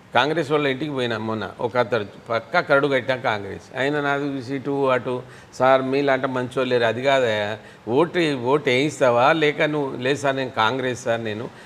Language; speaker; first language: Telugu; non-native, local second language; Lambadi